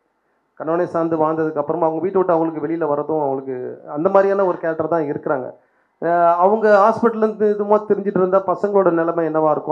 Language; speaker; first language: Tamil; native; Tamil